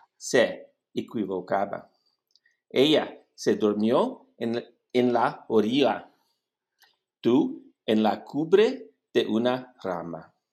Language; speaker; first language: Spanish; non-native, learner; English